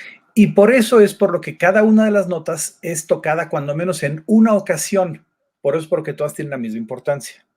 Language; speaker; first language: Spanish; native; Spanish